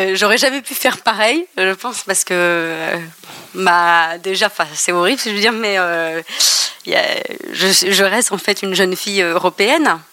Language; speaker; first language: French; native; French